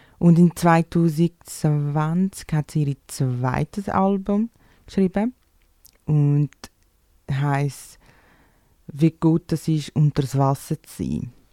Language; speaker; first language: German; non-native, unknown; Portuguese